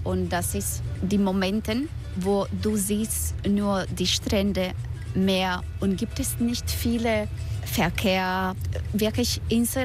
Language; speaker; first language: German; non-native, learner; Croatian